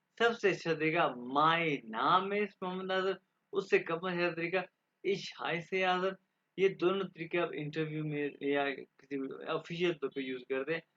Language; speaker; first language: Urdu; native; Urdu